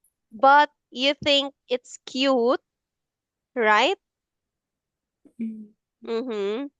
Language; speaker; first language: English; non-native, fluent; Filipino